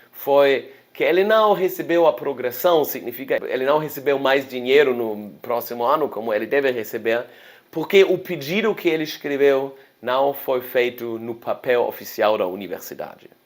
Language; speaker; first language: Portuguese; non-native, fluent; German